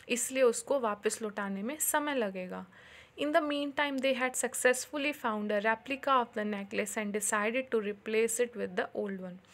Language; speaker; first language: Hindi; native; Hindi